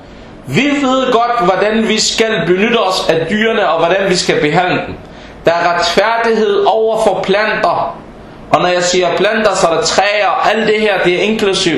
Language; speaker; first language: Danish; non-native, fluent; Arabic